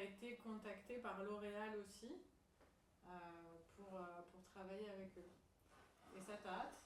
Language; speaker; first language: French; native; French